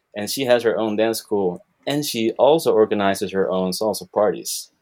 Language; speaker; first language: English; non-native, fluent; Dutch